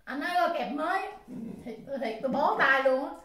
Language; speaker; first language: German; non-native, learner; Vietnamese